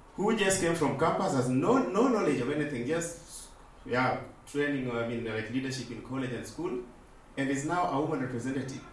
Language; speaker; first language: English; non-native, local second language; Luo (Kenya and Tanzania)